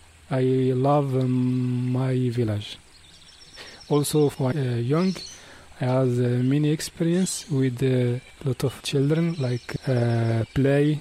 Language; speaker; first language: English; non-native, learner; Arabic